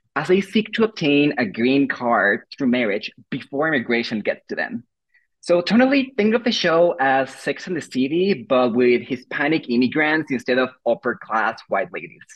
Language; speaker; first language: English; non-native, fluent; Spanish